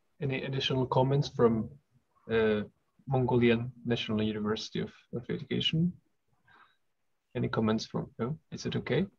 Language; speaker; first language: English; non-native, fluent; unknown